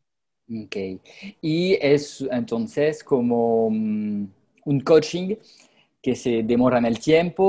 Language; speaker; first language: Spanish; non-native, fluent; French